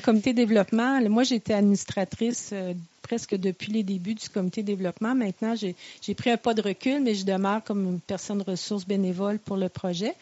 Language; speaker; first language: French; native; French